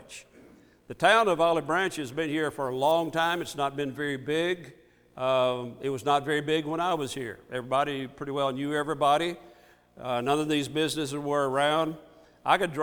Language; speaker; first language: English; native; English